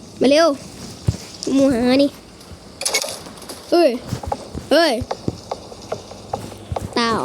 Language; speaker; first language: Thai; native; Thai